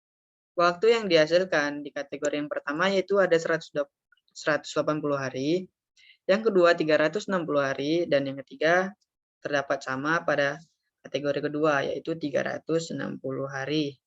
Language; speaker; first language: Indonesian; native; Indonesian